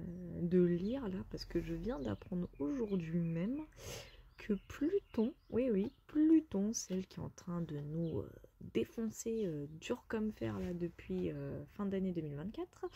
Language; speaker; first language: French; native; French